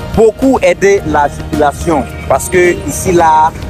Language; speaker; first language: French; native; French